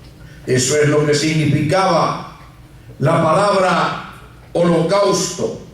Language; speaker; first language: Spanish; native; Spanish